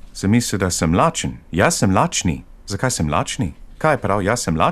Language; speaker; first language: Slovenian; non-native, learner; English